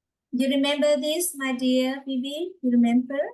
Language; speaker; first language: English; non-native, fluent; Vietnamese